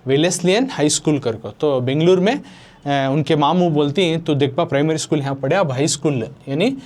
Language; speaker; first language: Hindi; non-native, local second language; Kannada